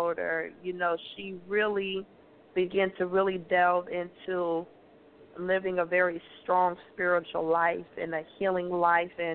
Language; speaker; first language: English; native; English